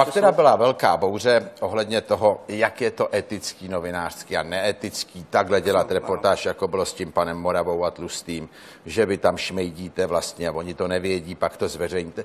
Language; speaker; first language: Czech; native; Czech